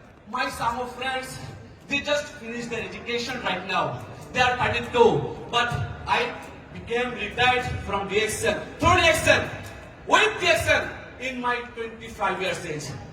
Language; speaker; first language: English; non-native, local second language; Bangla